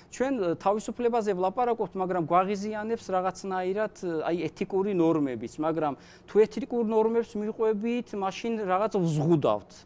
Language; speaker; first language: Georgian; non-native, local second language; Azerbaijani